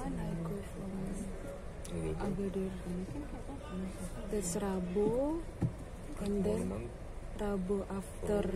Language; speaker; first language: English; non-native, learner; Indonesian